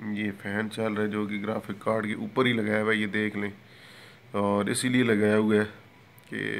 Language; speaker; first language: Urdu; non-native, local second language; Punjabi